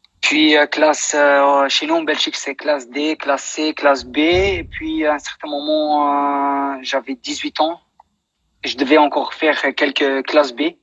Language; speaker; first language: French; non-native, local second language; Dutch